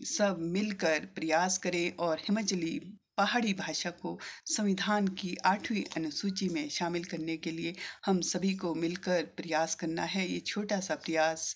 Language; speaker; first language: Hindi; native; Hindi